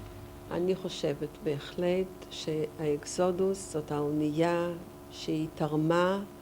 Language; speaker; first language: Hebrew; non-native, fluent; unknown